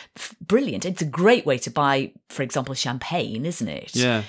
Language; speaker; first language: English; native; English